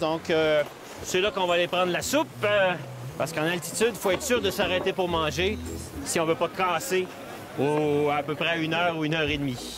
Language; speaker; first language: French; native; French